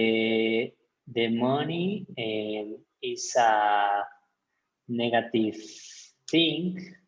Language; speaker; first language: English; non-native, learner; Spanish